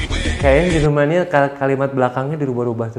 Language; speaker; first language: Indonesian; native; Indonesian